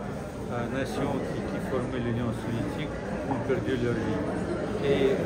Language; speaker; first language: French; non-native, fluent; Russian